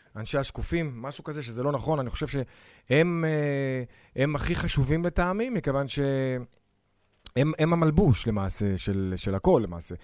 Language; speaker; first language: Hebrew; native; Hebrew